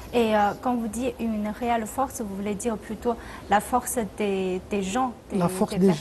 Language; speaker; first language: French; non-native, fluent; Chinese